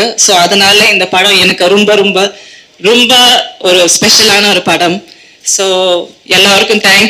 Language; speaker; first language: Tamil; non-native, learner; Malayalam